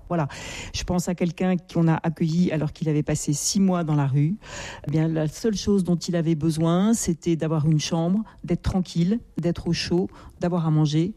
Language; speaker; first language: French; native; French